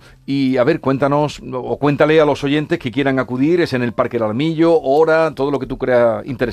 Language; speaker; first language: Spanish; native; Spanish